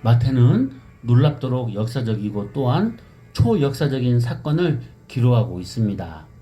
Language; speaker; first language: Korean; native; Korean